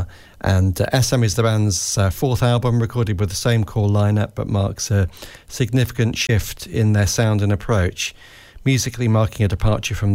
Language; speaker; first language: English; native; English